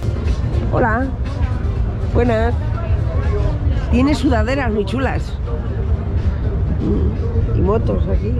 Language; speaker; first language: Spanish; native; Spanish